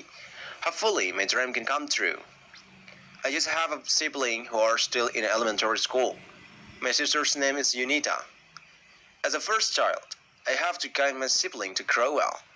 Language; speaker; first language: English; non-native, learner; Indonesian